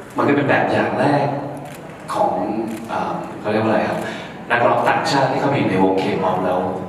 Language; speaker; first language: Thai; early bilingual, heritage; Thai